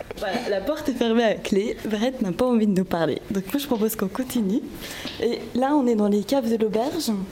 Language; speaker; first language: French; native; French